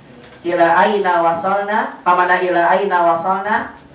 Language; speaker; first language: Arabic; non-native, fluent; Indonesian